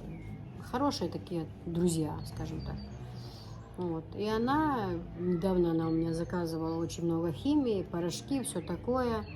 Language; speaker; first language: Russian; non-native, local second language; Chechen